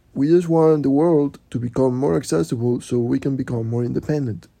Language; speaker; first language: English; non-native, fluent; Spanish